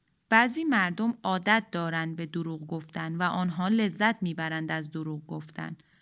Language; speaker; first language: Persian; native; Persian